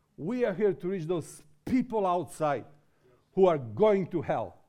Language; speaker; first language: English; non-native, fluent; Serbian